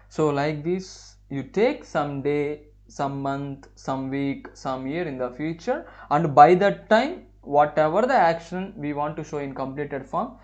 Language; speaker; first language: English; non-native, local second language; Telugu